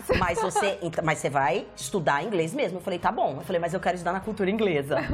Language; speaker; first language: Portuguese; native; Portuguese